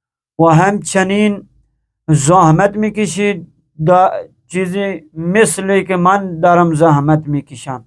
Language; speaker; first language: Persian; non-native, fluent; Urdu